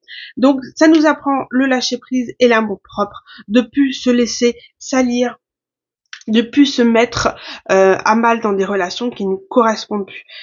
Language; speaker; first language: French; native; French